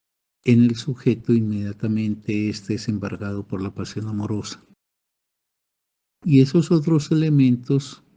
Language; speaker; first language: Spanish; native; Spanish